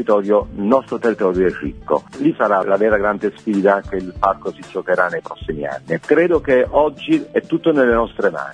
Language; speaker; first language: Italian; native; Italian